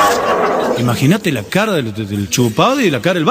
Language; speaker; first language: Spanish; native; Spanish